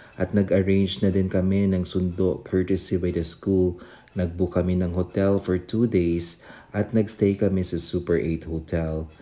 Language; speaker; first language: Filipino; native; Filipino